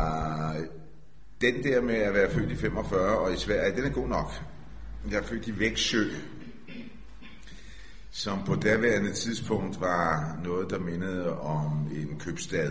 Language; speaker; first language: Danish; early bilingual, other home language; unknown